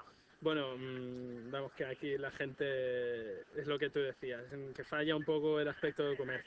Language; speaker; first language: Spanish; native; Spanish